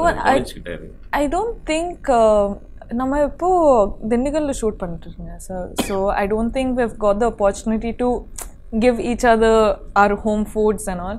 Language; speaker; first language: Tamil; non-native, learner; Kodava